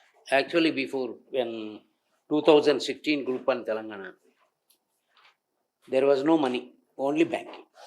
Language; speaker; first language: English; non-native, local second language; Telugu